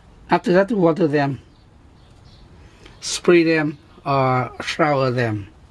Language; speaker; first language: English; non-native, learner; Vietnamese